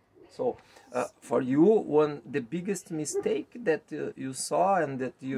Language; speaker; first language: English; non-native, learner; Portuguese